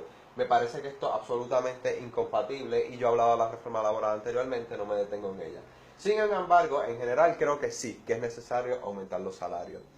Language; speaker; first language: Spanish; native; Spanish